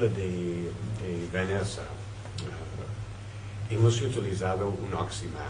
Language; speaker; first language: Spanish; non-native, fluent; French